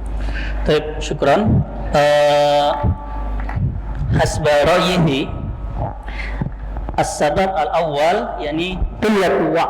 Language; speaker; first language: Arabic; non-native, learner; Indonesian